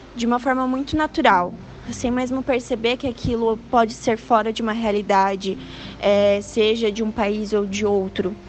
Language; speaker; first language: Portuguese; early bilingual, heritage; Spanish